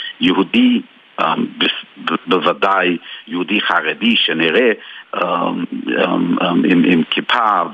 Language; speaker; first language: Hebrew; non-native, fluent; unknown